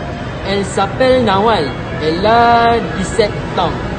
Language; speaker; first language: French; non-native, learner; Malay